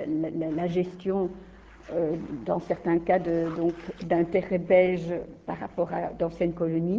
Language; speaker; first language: French; native; French